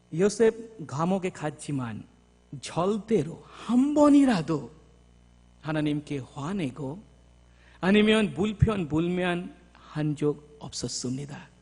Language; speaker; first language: Korean; non-native, fluent; Bangla